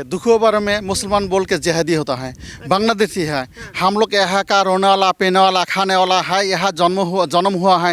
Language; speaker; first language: Hindi; non-native, local second language; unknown